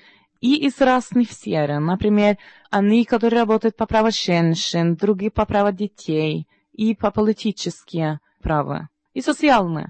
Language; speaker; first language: Russian; non-native, learner; Norwegian